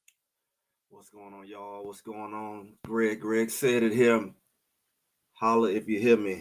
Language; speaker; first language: English; native; English